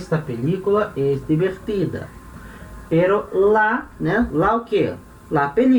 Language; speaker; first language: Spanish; non-native, fluent; Portuguese